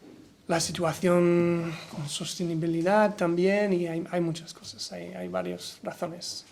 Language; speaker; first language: Spanish; non-native, learner; English